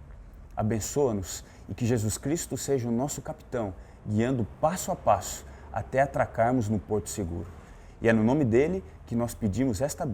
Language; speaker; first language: Portuguese; native; Portuguese